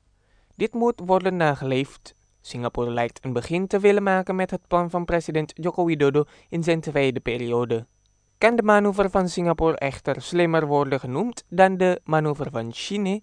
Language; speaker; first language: Dutch; non-native, fluent; Indonesian